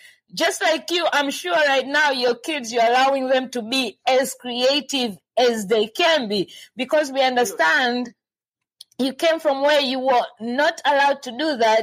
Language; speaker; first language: English; non-native, local second language; Swahili